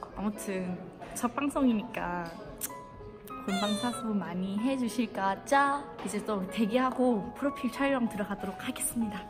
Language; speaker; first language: Korean; non-native, fluent; Thai